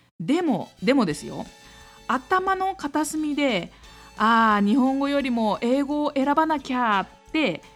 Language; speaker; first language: Japanese; native; Japanese